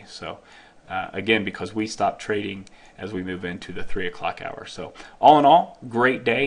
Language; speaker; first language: English; native; English